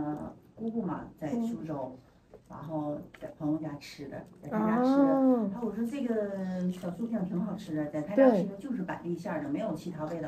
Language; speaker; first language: Chinese; native; Chinese